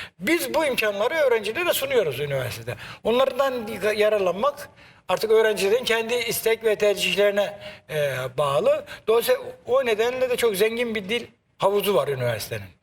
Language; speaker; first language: Turkish; native; Turkish